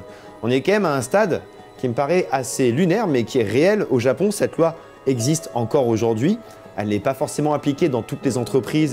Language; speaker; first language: French; native; French